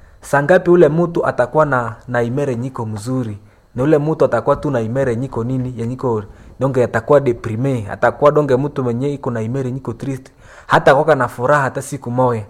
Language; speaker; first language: Swahili; non-native, local second language; Nande